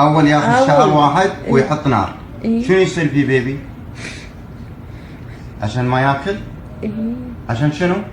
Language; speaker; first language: Arabic; native; Arabic